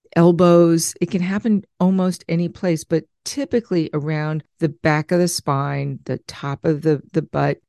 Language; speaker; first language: English; native; English